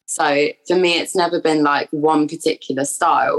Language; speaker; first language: English; native; English